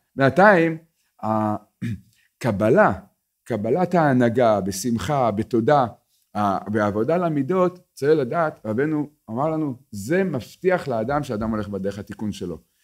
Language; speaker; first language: Hebrew; native; Hebrew